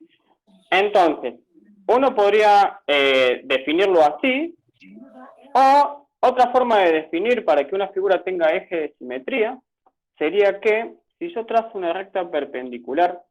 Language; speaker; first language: Spanish; native; Spanish